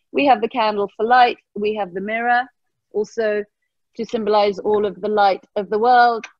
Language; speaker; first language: English; early bilingual, other home language; Persian